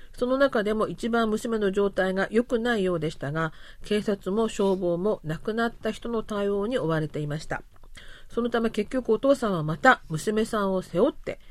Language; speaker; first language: Japanese; non-native, fluent; Korean